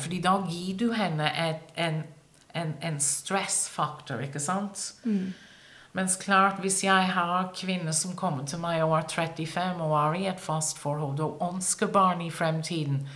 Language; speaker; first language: Norwegian; non-native, fluent; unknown